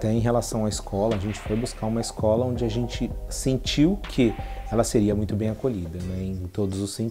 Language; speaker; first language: Portuguese; native; Portuguese